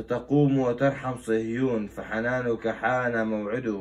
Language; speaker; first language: Arabic; native; Arabic